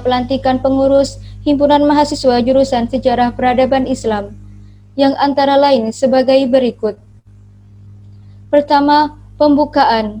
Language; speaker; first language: Malay; native; Malay